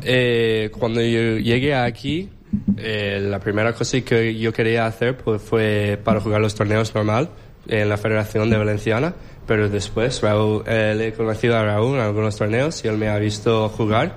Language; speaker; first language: Spanish; non-native, fluent; English